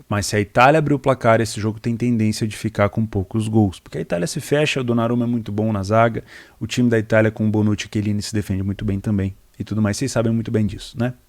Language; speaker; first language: Portuguese; native; Portuguese